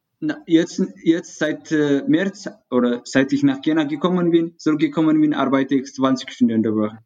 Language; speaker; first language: German; non-native, learner; Tigrinya